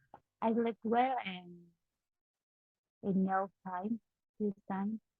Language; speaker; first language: English; non-native, learner; Spanish